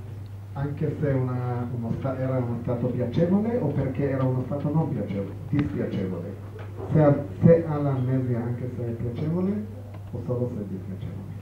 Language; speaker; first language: Italian; non-native, fluent; Hebrew